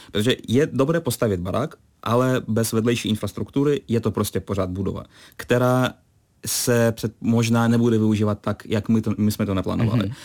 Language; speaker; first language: Czech; non-native, fluent; Russian